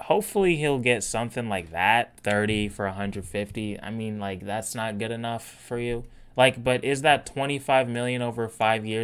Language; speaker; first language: English; native; English